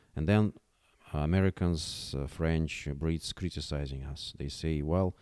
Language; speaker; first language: English; non-native, fluent; Russian